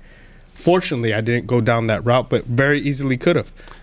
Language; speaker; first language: English; native; English